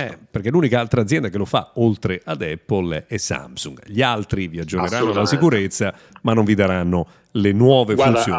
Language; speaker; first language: Italian; native; Italian